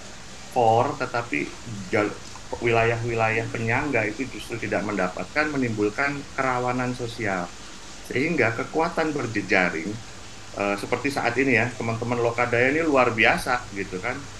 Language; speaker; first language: Indonesian; native; Indonesian